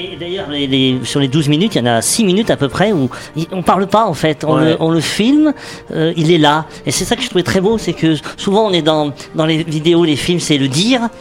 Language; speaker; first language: French; native; French